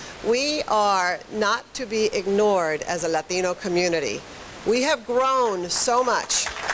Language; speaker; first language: English; early bilingual, other home language; Spanish